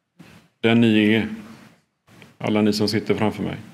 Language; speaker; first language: Swedish; early bilingual, other home language; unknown